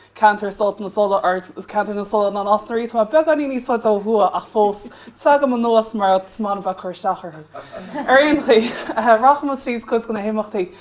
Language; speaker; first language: Irish; non-native, local second language; English